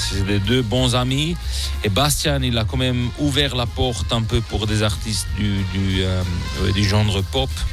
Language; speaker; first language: French; non-native, local second language; German